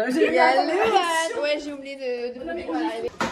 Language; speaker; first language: French; native; French